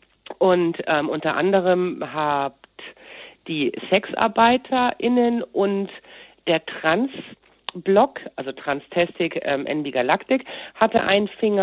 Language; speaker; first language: German; native; German